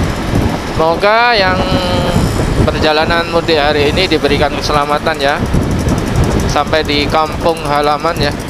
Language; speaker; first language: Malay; non-native, local second language; Javanese